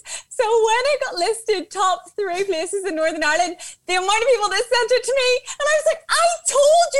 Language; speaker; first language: English; native; English